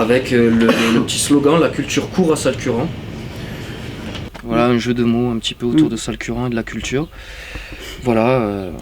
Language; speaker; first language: French; native; French